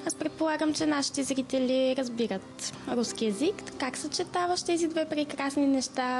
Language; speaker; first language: Bulgarian; native; Bulgarian